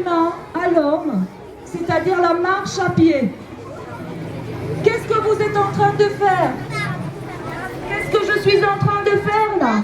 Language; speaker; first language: French; non-native, fluent; Romanian